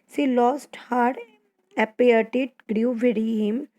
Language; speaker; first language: English; non-native, local second language; Gujarati